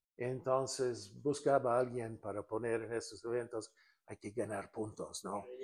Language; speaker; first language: Spanish; non-native, fluent; English